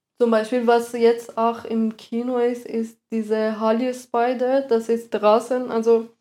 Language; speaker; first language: German; non-native, fluent; Persian